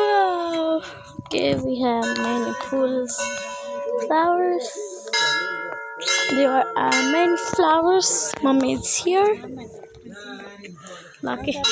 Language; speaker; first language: English; non-native, learner; Nepali